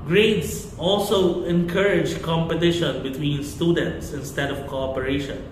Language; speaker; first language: English; non-native, local second language; Filipino